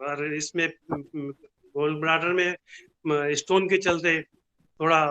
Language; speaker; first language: Hindi; non-native, local second language; Bangla